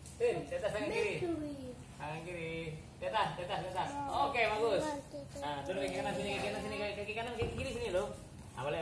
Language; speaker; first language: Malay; non-native, local second language; Minangkabau